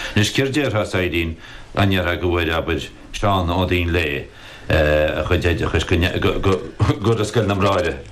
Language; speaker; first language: Irish; native; Irish